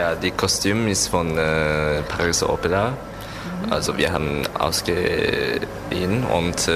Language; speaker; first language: German; non-native, learner; Japanese